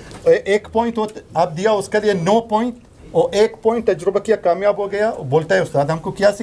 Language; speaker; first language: Hindi; non-native, learner; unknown